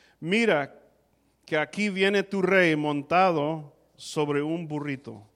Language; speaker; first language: Spanish; non-native, fluent; English